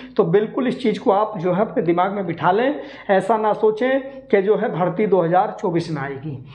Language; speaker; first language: Hindi; native; Hindi